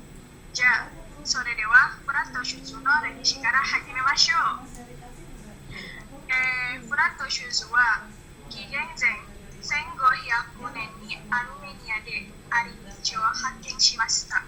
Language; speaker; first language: Japanese; non-native, learner; Indonesian